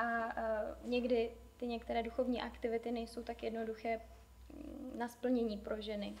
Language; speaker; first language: Czech; native; Czech